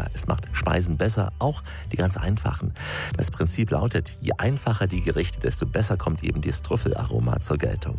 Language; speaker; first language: German; native; German